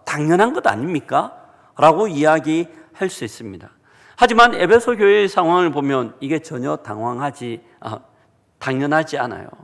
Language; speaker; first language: Korean; native; Korean